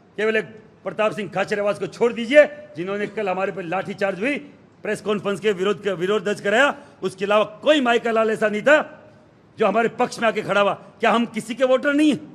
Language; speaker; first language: Hindi; native; Hindi